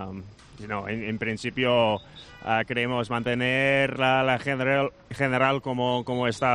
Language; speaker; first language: Spanish; non-native, fluent; Dutch